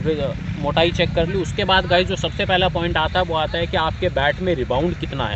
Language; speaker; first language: Hindi; native; Hindi